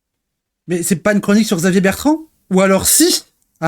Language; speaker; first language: French; native; French